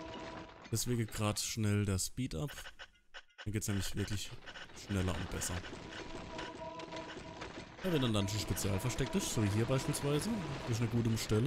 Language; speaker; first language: German; native; German